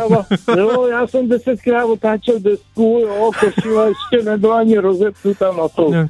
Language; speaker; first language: Czech; native; Czech